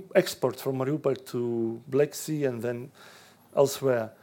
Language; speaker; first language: English; non-native, fluent; Russian